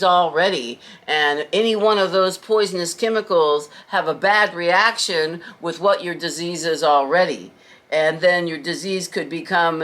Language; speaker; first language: English; native; English